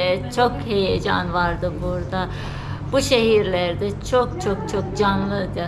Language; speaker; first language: Turkish; non-native, fluent; Turkmen